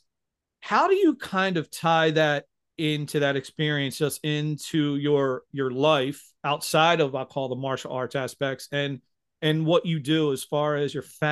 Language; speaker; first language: English; native; English